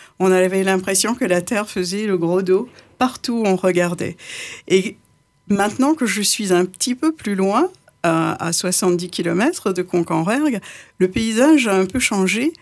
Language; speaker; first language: French; non-native, local second language; Morisyen